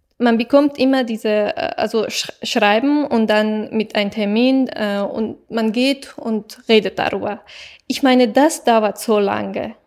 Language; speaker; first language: German; non-native, fluent; Persian